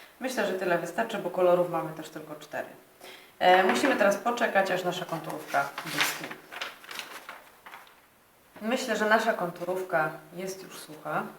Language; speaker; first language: Polish; native; Polish